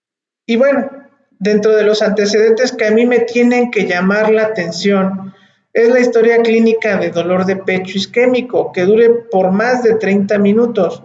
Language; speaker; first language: Spanish; native; Spanish